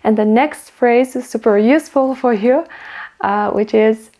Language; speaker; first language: English; non-native, fluent; Kazakh